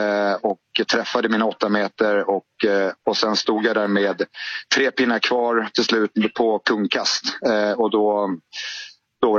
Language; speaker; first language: Swedish; native; Swedish